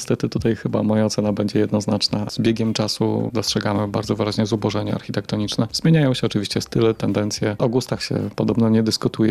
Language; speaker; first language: Polish; native; Polish